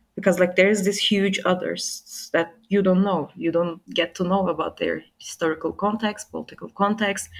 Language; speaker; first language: English; non-native, fluent; Turkish